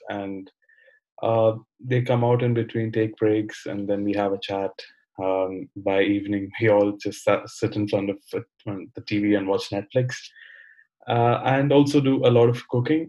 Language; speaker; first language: English; non-native, local second language; Malayalam